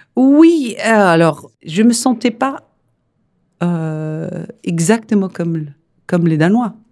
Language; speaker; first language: French; non-native, fluent; Danish